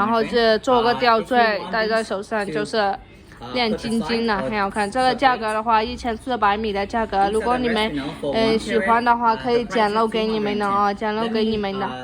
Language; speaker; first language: Chinese; non-native, fluent; Burmese